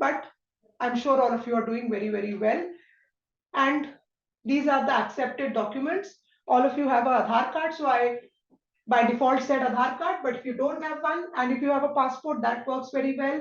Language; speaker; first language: English; non-native, local second language; Hindi